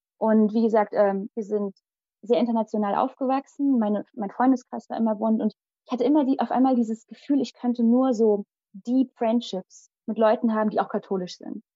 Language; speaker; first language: German; early bilingual, other home language; Malayalam